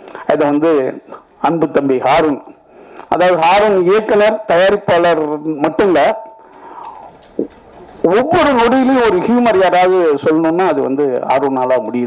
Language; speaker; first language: Tamil; native; Tamil